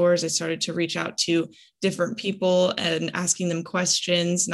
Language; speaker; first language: English; native; English